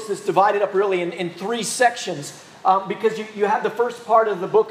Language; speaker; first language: English; native; English